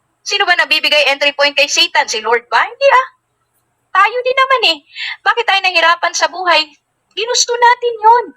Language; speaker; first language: Filipino; native; Filipino